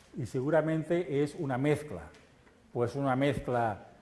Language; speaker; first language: Spanish; native; Spanish